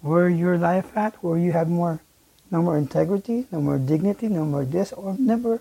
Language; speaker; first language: English; non-native, local second language; Filipino